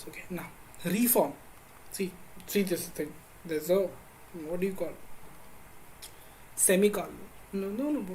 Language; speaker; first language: English; non-native, local second language; Hindi